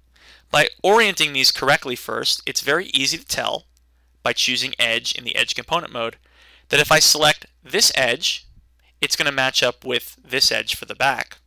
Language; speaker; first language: English; native; English